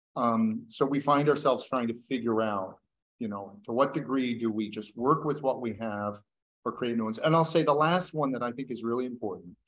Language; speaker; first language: English; native; English